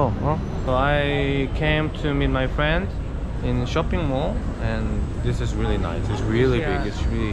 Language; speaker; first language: English; non-native, fluent; Korean